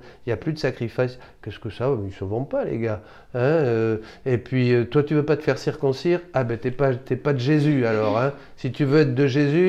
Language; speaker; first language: French; native; French